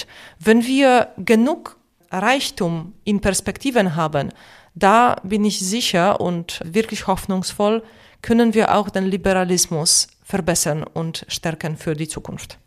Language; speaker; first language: German; non-native, fluent; Polish